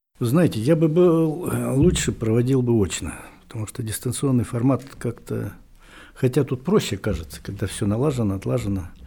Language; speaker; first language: Russian; native; Russian